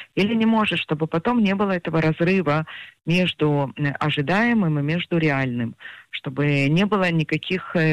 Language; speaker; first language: Russian; early bilingual, heritage; Russian